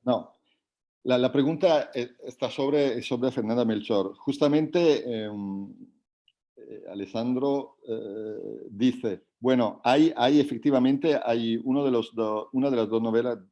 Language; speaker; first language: Spanish; non-native, fluent; Italian